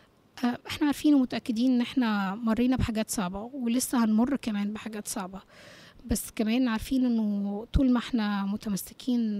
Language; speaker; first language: Arabic; native; Arabic